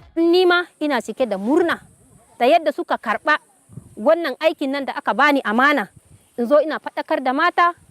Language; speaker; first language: Hausa; non-native, local second language; Fula